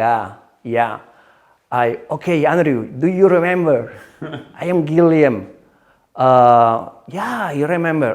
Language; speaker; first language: English; non-native, learner; Spanish